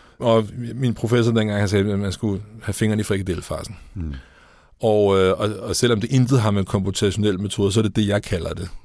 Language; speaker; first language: Danish; native; Danish